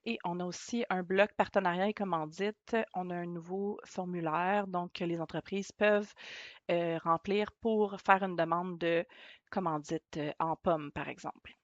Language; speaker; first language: French; native; French